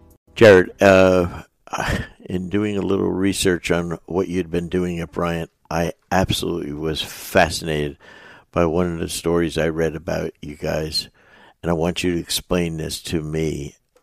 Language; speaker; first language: English; native; English